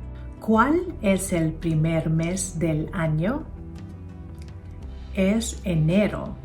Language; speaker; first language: Spanish; non-native, fluent; Filipino